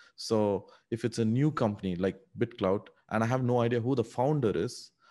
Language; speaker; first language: English; non-native, local second language; Tamil